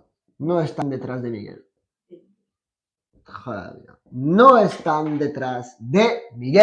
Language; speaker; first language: Spanish; non-native, fluent; French